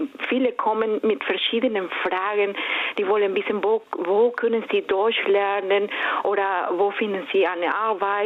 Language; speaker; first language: German; non-native, fluent; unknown